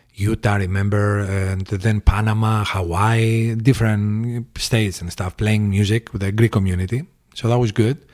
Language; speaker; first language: English; early bilingual, other home language; Greek